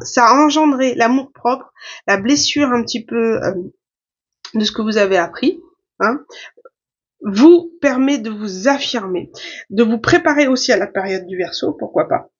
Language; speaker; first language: French; native; French